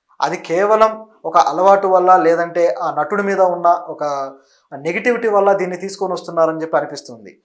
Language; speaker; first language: Telugu; native; Telugu